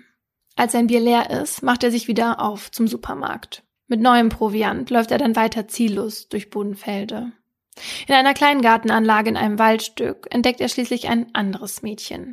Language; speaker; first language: German; native; German